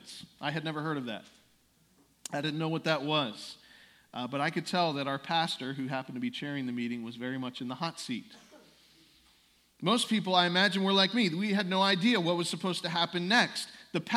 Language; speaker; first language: English; native; English